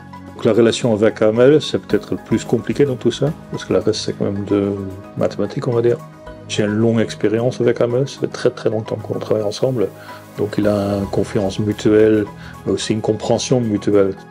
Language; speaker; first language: French; non-native, fluent; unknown